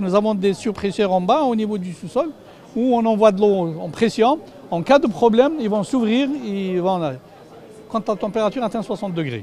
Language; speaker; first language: French; non-native, local second language; Arabic